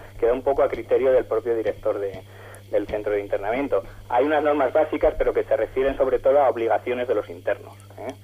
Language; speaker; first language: Spanish; native; Spanish